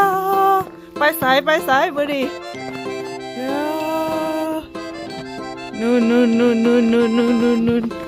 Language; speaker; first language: Korean; non-native, learner; Lao